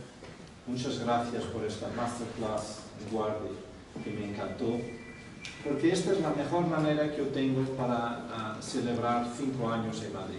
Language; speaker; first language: Spanish; non-native, fluent; Portuguese